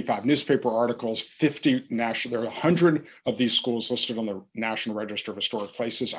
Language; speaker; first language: English; native; English